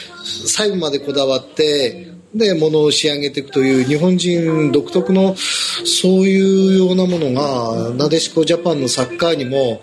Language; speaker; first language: Japanese; native; Japanese